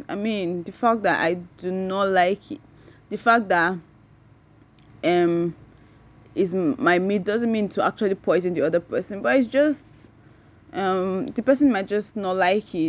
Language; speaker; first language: English; non-native, local second language; Yoruba